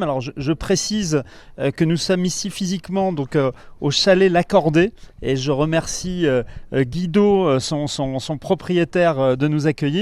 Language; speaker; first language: French; native; French